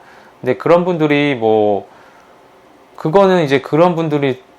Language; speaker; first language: Korean; native; Korean